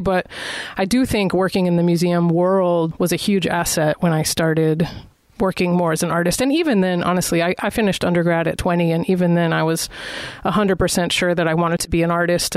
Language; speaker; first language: English; native; English